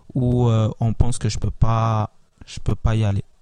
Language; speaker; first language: French; early bilingual, other home language; Italian